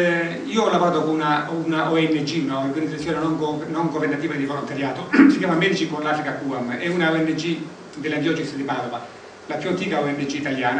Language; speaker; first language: Italian; native; Italian